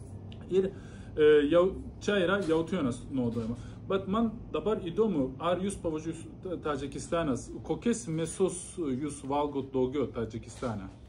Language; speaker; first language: Lithuanian; non-native, learner; Turkish